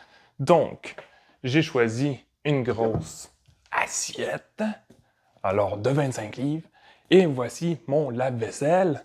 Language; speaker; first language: French; native; French